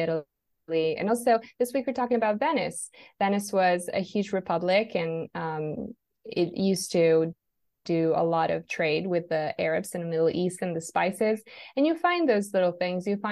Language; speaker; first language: English; non-native, fluent; Italian